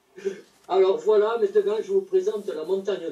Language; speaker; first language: French; native; French